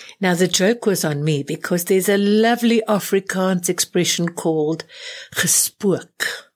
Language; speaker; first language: English; native; English